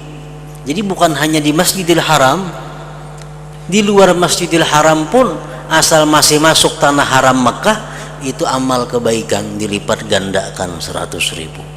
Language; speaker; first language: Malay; non-native, local second language; Banjar